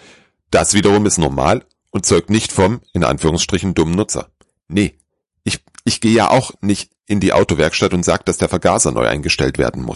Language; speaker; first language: German; native; German